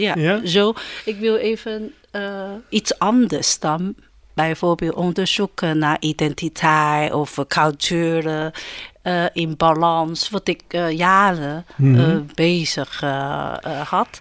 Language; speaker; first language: Dutch; non-native, learner; Chinese